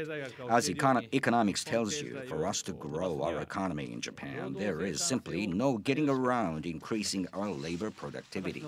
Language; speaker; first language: English; non-native, fluent; Japanese